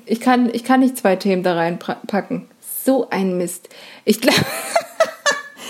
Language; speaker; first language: German; native; German